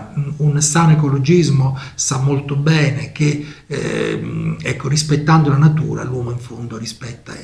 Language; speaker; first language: Italian; native; Italian